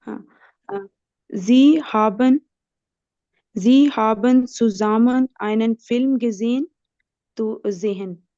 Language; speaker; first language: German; non-native, learner; Urdu